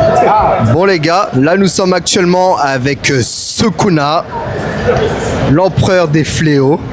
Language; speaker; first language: French; native; French